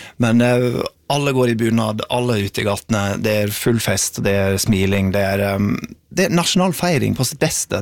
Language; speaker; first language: Norwegian; non-native, fluent; English